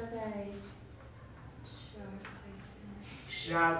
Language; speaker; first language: Chinese; non-native, learner; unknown